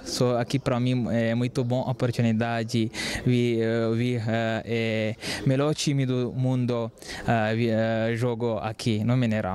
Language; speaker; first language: Portuguese; non-native, learner; English